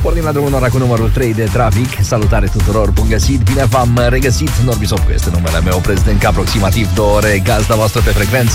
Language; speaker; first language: Romanian; native; Romanian